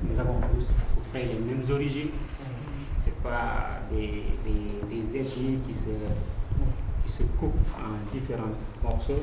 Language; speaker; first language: French; non-native, local second language; Wolof